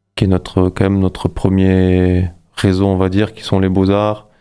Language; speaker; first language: French; native; French